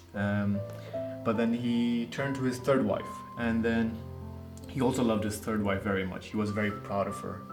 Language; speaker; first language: English; non-native, local second language; Nepali